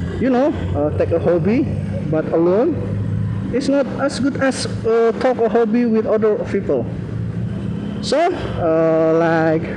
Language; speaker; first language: English; non-native, learner; Indonesian